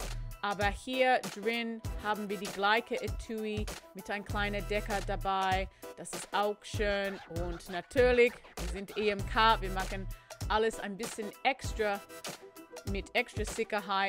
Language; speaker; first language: German; non-native, learner; English